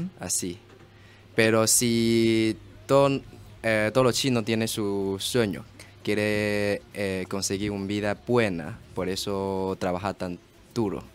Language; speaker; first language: Spanish; non-native, learner; Chinese